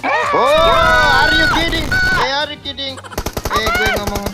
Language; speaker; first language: English; non-native, learner; Indonesian